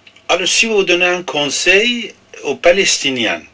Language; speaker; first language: French; non-native, fluent; Persian